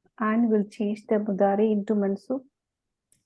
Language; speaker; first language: English; non-native, local second language; Malay